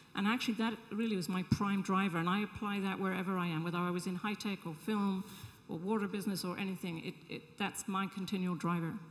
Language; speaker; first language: English; native; English